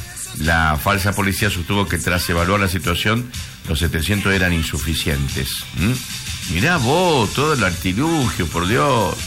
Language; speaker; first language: Spanish; native; Spanish